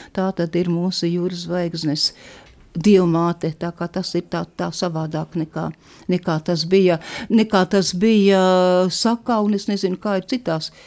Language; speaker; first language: Latvian; native; Latvian